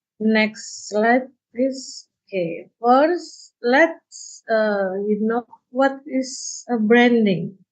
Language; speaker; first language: English; non-native, learner; Indonesian